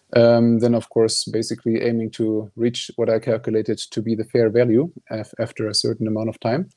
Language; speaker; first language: English; non-native, fluent; German